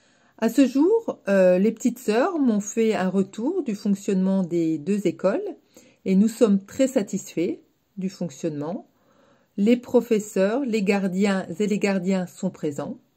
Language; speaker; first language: French; native; French